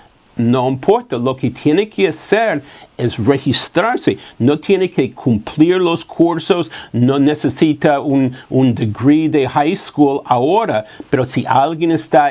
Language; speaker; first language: Spanish; non-native, fluent; English